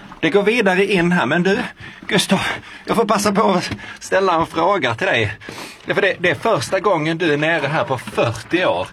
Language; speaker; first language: Swedish; native; Swedish